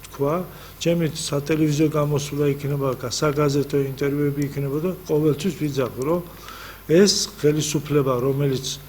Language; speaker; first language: Georgian; non-native, local second language; Azerbaijani